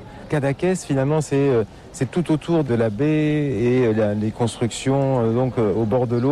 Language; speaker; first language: French; native; French